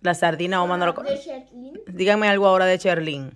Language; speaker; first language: Spanish; native; Spanish